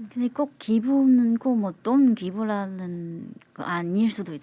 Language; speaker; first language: Korean; non-native, fluent; Japanese